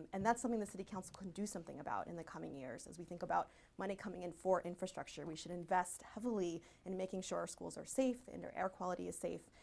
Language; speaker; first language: English; early bilingual, other home language; Spanish